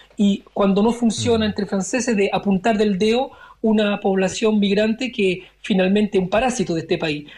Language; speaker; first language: Spanish; early bilingual, other home language; French